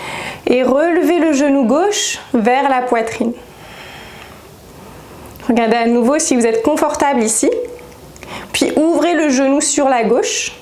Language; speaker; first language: French; native; French